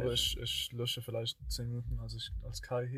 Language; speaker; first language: German; non-native, learner; Arabic